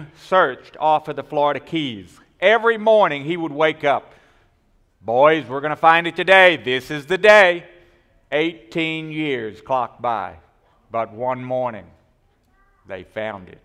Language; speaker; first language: English; native; English